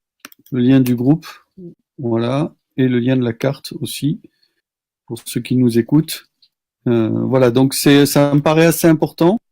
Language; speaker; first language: French; native; French